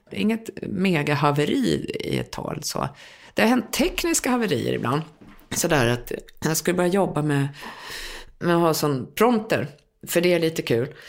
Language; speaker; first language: Swedish; native; Swedish